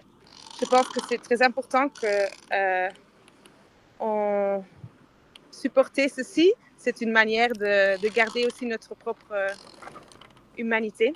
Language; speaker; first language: French; non-native, fluent; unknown